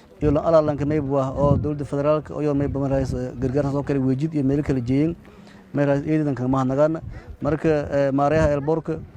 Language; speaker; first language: Somali; non-native, local second language; Maay